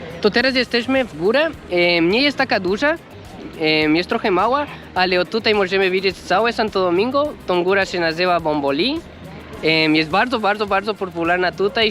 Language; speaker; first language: Polish; non-native, learner; Spanish